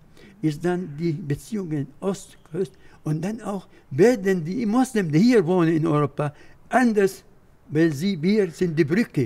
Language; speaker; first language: German; non-native, fluent; Arabic